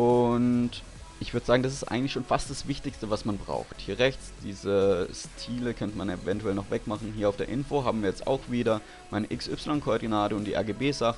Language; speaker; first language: German; native; German